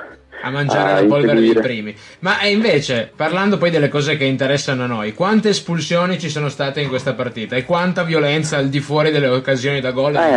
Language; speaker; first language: Italian; native; Italian